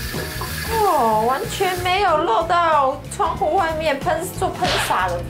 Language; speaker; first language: Chinese; native; Chinese